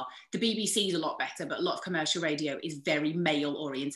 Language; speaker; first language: English; native; English